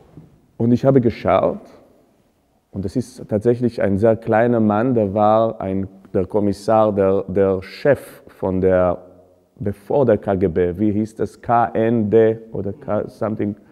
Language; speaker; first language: German; non-native, fluent; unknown